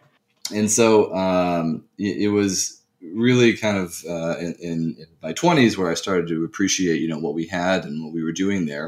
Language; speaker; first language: English; native; English